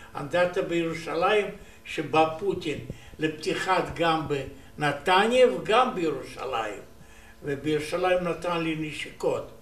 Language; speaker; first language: Hebrew; non-native, learner; Romanian